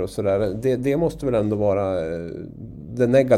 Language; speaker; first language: Swedish; native; Swedish